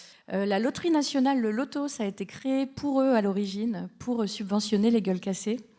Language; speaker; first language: French; native; French